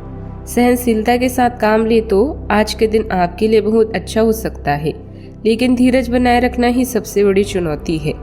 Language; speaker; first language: Hindi; native; Hindi